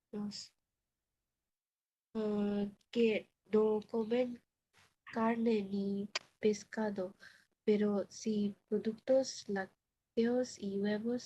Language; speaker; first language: Spanish; non-native, learner; Bangla